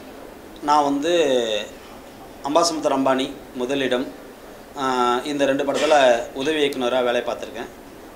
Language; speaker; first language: Tamil; native; Tamil